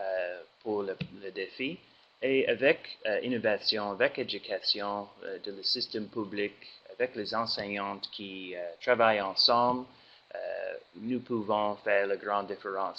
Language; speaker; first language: French; non-native, learner; English